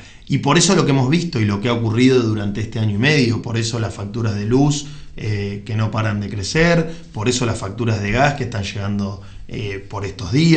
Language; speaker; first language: Spanish; native; Spanish